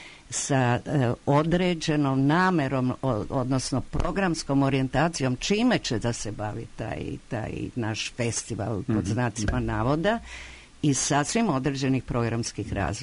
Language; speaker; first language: Croatian; native; Croatian